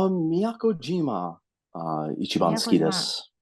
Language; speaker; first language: Japanese; non-native, learner; English